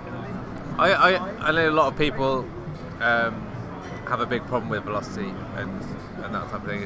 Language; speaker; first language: English; native; English